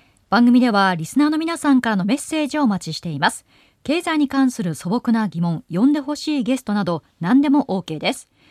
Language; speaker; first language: Japanese; native; Japanese